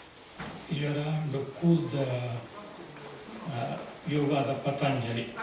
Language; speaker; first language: French; non-native, fluent; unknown